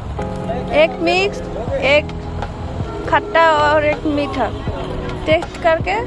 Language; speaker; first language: Hindi; non-native, learner; Bangla